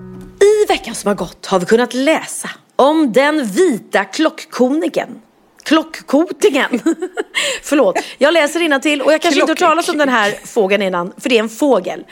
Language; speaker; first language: Swedish; native; Swedish